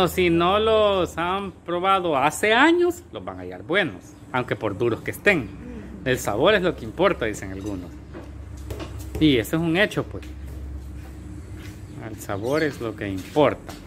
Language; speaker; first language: Spanish; native; Spanish